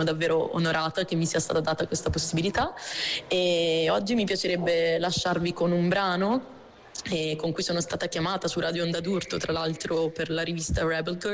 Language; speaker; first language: Italian; native; Italian